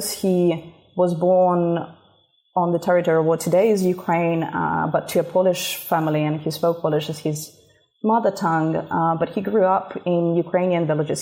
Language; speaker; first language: English; non-native, fluent; Russian